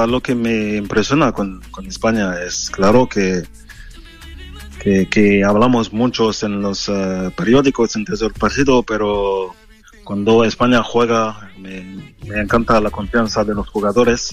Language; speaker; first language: Spanish; non-native, fluent; French